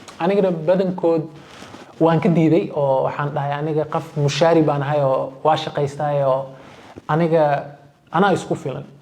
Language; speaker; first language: Somali; early bilingual, heritage; Somali